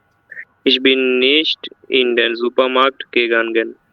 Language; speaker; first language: German; non-native, learner; Bangla